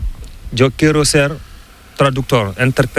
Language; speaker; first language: Spanish; non-native, learner; Fula